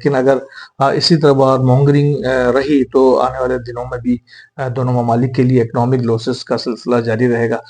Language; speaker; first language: Urdu; native; Urdu